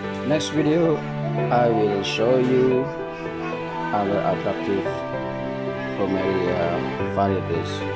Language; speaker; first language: English; non-native, learner; Indonesian